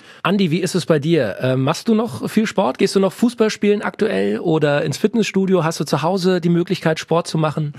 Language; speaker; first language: German; native; German